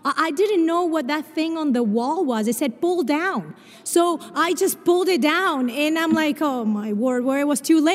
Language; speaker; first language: English; non-native, fluent; Spanish